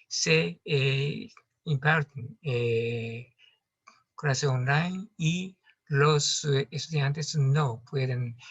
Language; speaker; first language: Spanish; non-native, learner; Japanese